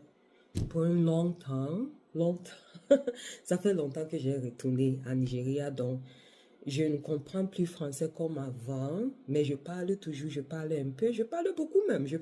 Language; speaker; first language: French; non-native, local second language; Igbo